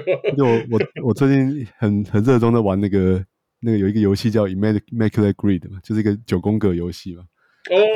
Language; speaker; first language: Chinese; native; Chinese